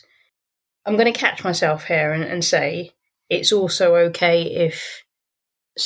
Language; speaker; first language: English; native; English